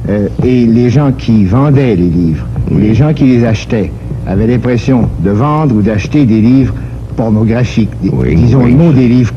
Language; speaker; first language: French; native; French